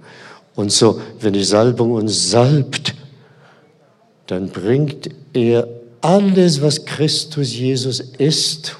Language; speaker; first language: German; non-native, fluent; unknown